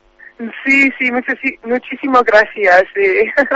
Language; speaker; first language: Spanish; non-native, learner; English